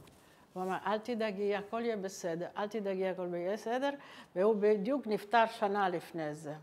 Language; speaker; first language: Hebrew; non-native, fluent; Italian